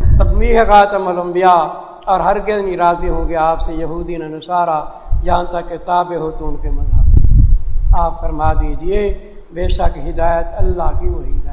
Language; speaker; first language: Urdu; non-native, local second language; Saraiki